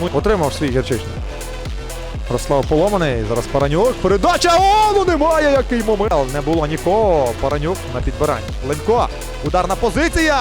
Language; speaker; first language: Ukrainian; native; Ukrainian